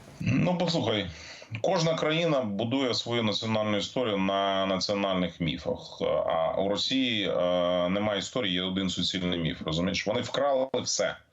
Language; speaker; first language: Ukrainian; native; Ukrainian